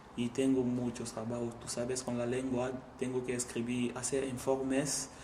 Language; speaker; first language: Spanish; non-native, learner; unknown